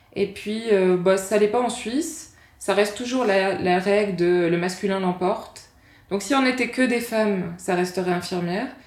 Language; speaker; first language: French; native; French